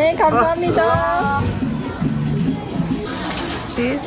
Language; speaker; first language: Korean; non-native, learner; Persian